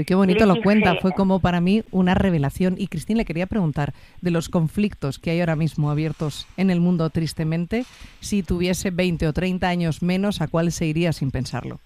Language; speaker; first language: Spanish; native; Spanish